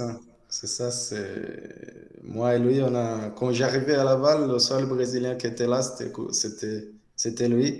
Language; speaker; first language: French; non-native, fluent; Portuguese